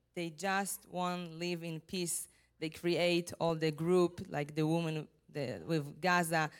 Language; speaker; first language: English; non-native, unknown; Hebrew